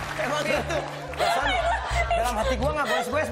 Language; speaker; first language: Indonesian; native; Indonesian